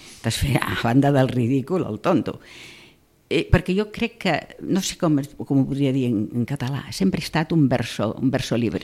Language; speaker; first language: Catalan; non-native, local second language; Spanish